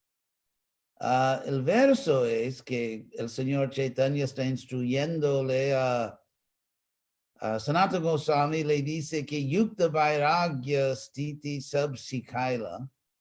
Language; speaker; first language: Spanish; non-native, fluent; English